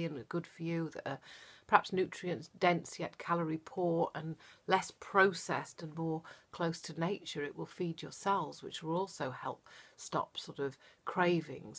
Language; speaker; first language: English; native; English